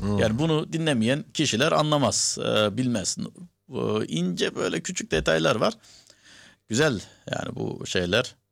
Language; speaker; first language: Turkish; early bilingual, heritage; Turkish